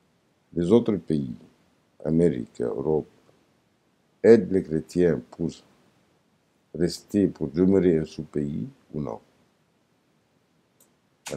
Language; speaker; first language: French; non-native, learner; Arabic